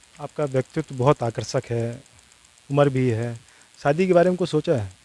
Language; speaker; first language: Hindi; native; Hindi